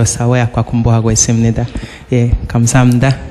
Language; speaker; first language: Korean; non-native, learner; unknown